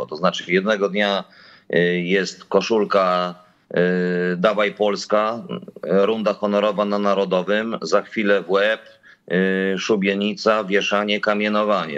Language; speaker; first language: Polish; native; Polish